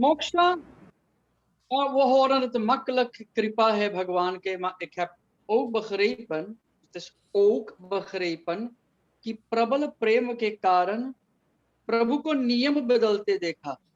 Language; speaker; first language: Dutch; non-native, local second language; Caribbean Hindustani